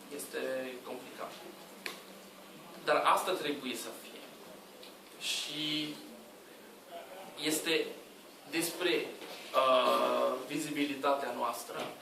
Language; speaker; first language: Romanian; non-native, learner; Portuguese